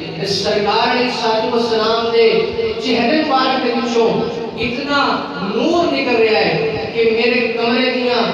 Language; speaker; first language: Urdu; non-native, local second language; Punjabi